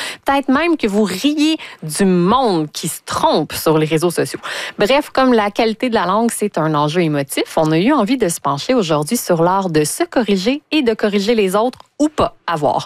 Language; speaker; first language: French; native; French